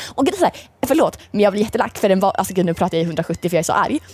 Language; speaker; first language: Swedish; native; Swedish